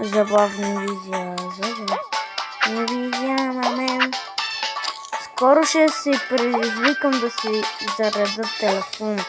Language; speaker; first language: Bulgarian; native; Bulgarian